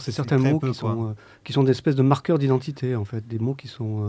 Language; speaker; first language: French; native; French